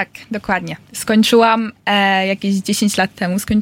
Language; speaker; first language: Polish; early bilingual, heritage; Polish